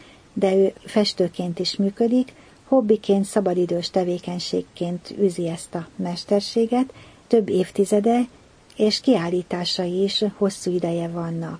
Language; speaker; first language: Hungarian; native; Hungarian